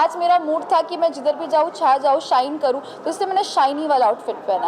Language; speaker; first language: Hindi; native; Hindi